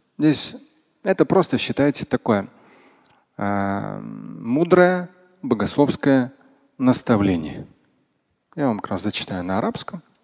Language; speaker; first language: Russian; non-native, local second language; Tatar